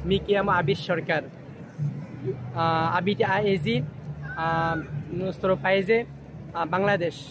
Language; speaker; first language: Italian; non-native, learner; Bangla